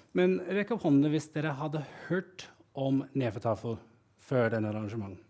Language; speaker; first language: Norwegian; non-native, fluent; English